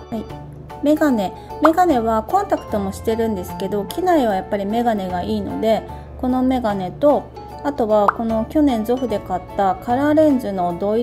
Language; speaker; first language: Japanese; native; Japanese